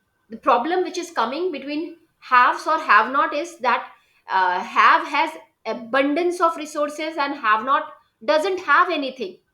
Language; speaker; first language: English; non-native, local second language; Hindi